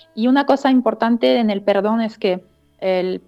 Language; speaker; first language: Spanish; non-native, fluent; French